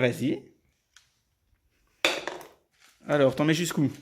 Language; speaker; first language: French; native; French